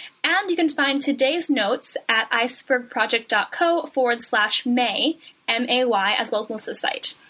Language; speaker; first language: English; native; English